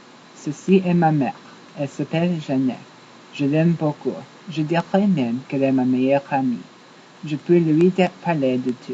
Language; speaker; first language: French; non-native, learner; English